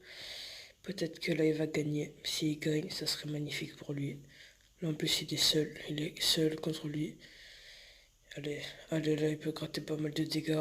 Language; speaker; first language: French; native; French